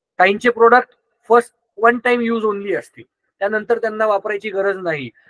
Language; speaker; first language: Marathi; non-native, local second language; Gujarati